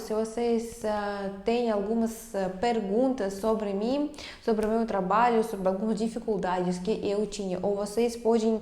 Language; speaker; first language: Portuguese; non-native, fluent; Russian